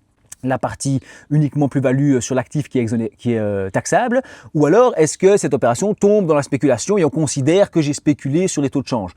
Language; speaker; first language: French; native; French